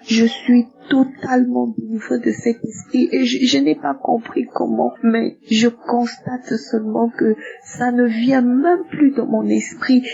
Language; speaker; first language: French; non-native, local second language; Lingala